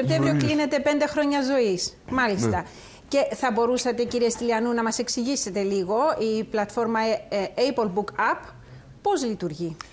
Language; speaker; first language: Greek; native; Greek